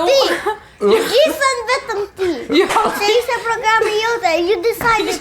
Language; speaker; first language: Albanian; early bilingual, heritage; Albanian